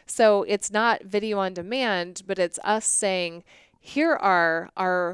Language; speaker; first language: English; native; English